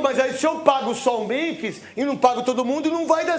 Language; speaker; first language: Portuguese; native; Portuguese